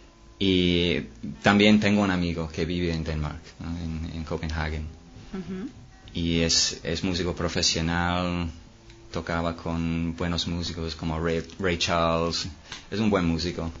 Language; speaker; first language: Spanish; non-native, fluent; English